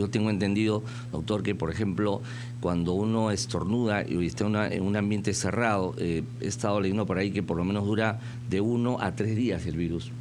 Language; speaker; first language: Spanish; native; Spanish